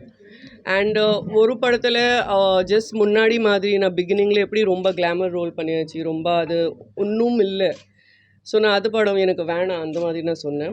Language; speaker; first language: Tamil; non-native, fluent; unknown